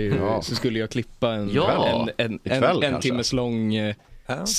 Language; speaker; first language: Swedish; native; Swedish